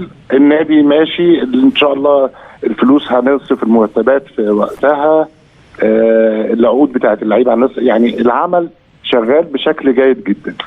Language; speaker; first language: Arabic; native; Arabic